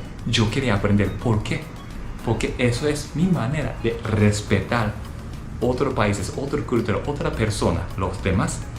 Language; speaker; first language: Spanish; non-native, learner; Japanese